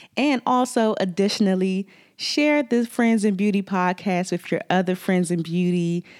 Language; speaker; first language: English; native; English